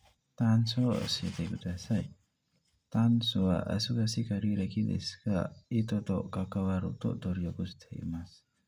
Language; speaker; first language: Japanese; non-native, learner; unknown